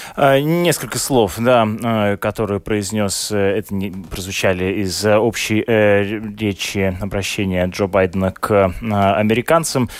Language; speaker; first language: Russian; native; Russian